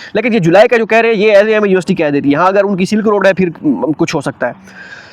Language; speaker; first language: Urdu; non-native, local second language; Saraiki